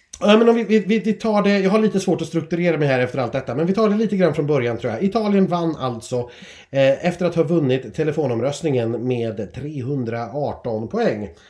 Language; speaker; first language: Swedish; native; Swedish